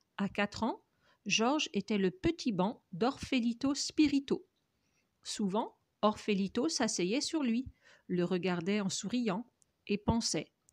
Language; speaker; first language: French; native; French